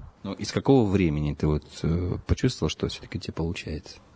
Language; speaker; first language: Russian; native; Russian